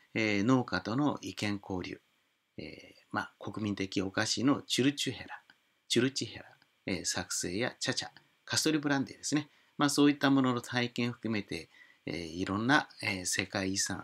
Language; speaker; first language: Japanese; native; Japanese